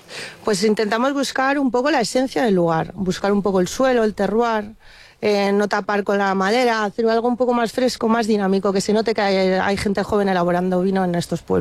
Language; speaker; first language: Spanish; native; Spanish